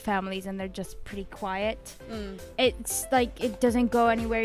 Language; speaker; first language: English; non-native, fluent; Swedish